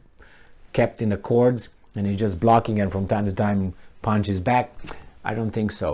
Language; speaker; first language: English; non-native, fluent; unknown